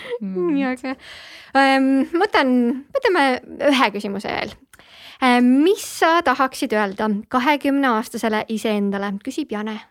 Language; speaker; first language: Estonian; native; Estonian